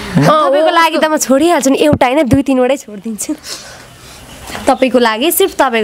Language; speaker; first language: Nepali; native; Nepali